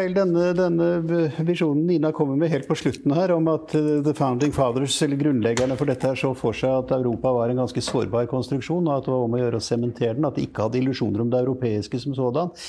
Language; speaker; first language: Norwegian; native; Norwegian